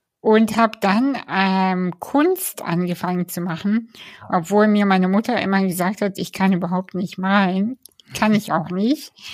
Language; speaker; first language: German; early bilingual, other home language; Russian